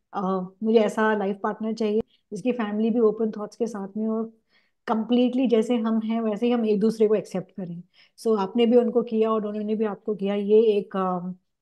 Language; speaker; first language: Hindi; native; Hindi